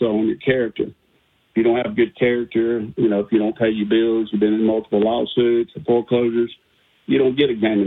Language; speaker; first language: English; native; English